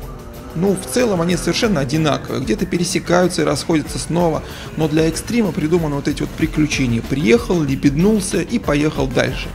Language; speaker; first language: Russian; native; Russian